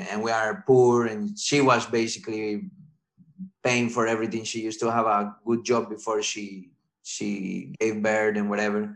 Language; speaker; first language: English; non-native, fluent; Spanish